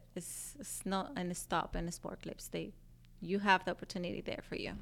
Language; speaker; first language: English; non-native, fluent; Spanish